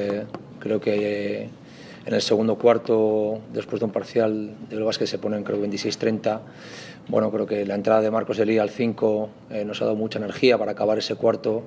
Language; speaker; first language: Spanish; native; Spanish